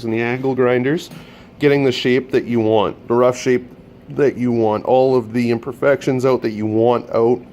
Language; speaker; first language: English; native; English